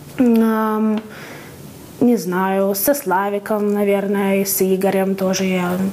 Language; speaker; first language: Russian; native; Russian